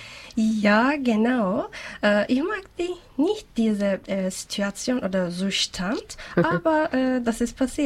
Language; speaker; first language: German; non-native, learner; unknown